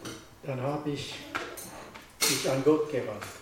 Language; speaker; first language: German; non-native, learner; Romanian